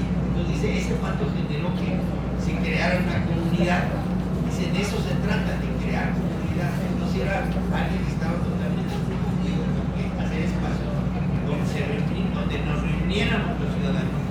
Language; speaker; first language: Spanish; native; Spanish